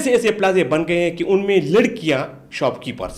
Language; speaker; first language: Urdu; non-native, local second language; Pashto